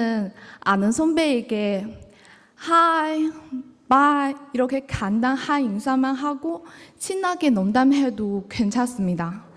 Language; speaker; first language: Korean; non-native, learner; Chinese